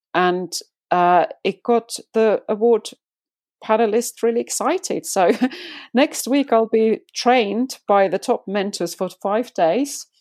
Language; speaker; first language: English; non-native, fluent; Finnish